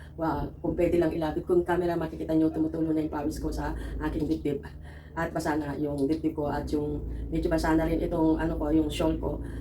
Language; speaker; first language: Filipino; native; Filipino